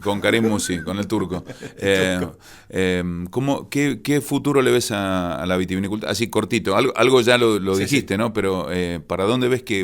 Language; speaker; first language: Spanish; native; Spanish